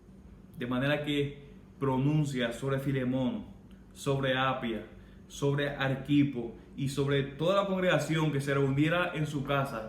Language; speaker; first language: Spanish; native; Spanish